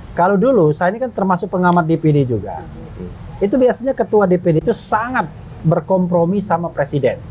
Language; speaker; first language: Indonesian; native; Indonesian